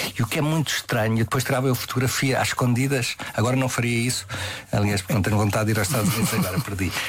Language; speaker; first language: Portuguese; native; Portuguese